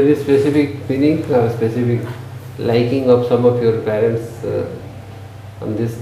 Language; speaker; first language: English; non-native, local second language; Odia